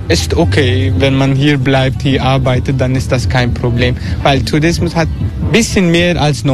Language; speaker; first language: German; non-native, learner; Turkish